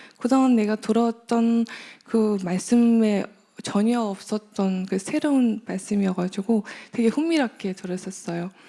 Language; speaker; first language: Korean; non-native, fluent; Mongolian